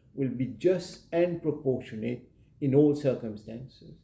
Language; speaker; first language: English; non-native, local second language; Morisyen